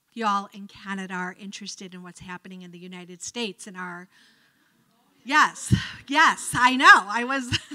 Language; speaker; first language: English; native; English